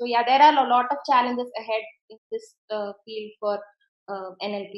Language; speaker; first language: English; non-native, local second language; Tamil